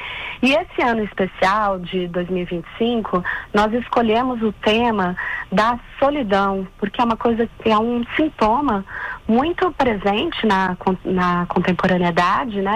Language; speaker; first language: Portuguese; native; Portuguese